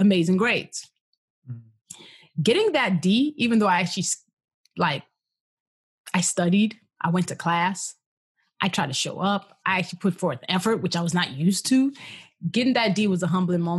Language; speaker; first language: English; non-native, local second language; Yoruba